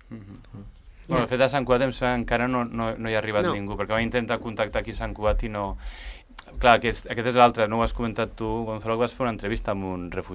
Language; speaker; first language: Catalan; native; Catalan